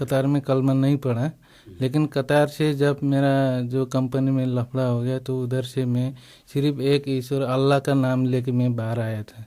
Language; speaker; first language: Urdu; non-native, learner; Nepali